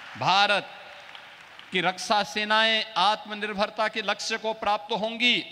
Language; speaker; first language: Hindi; native; Hindi